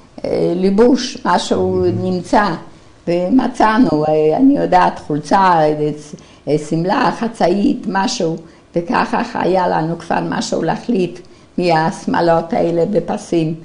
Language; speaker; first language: Hebrew; non-native, fluent; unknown